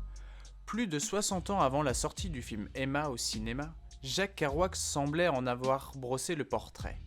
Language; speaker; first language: French; native; French